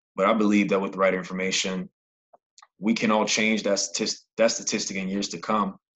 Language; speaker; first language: English; native; English